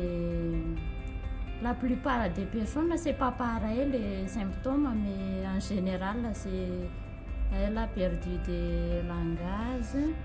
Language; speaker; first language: French; non-native, learner; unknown